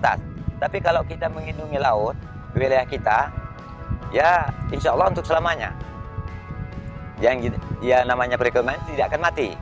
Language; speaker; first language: Indonesian; non-native, local second language; Malay